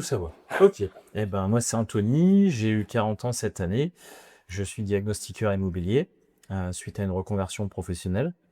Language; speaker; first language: French; native; French